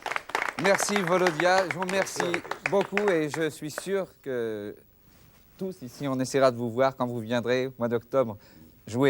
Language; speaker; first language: French; native; French